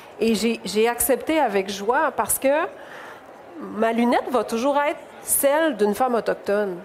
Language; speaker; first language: French; native; French